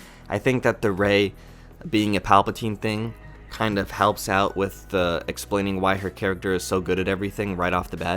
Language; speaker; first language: English; native; English